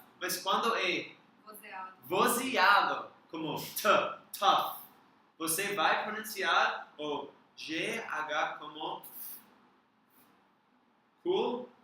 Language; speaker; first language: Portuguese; non-native, learner; English